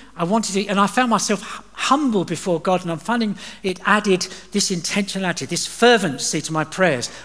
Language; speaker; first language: English; native; English